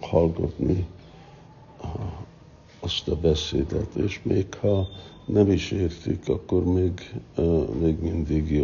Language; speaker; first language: Hungarian; early bilingual, heritage; Hungarian